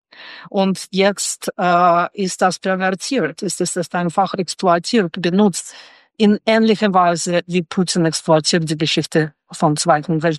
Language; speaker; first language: German; non-native, fluent; Russian